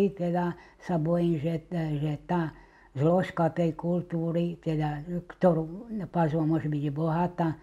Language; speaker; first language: Slovak; native; Slovak